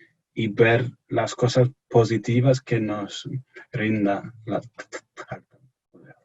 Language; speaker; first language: Spanish; non-native, fluent; English